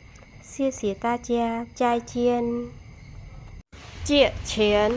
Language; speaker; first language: Chinese; non-native, fluent; Khmer